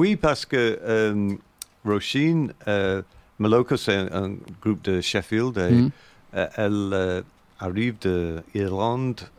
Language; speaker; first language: French; non-native, learner; English